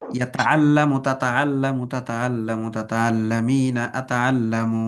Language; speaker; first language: Arabic; non-native, fluent; Bangla